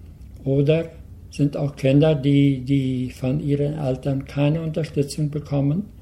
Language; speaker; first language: German; early bilingual, heritage; Low German